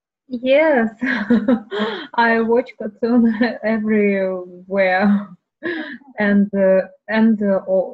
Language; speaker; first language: English; non-native, learner; Russian